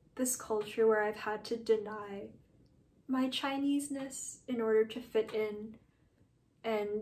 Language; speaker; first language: English; native; English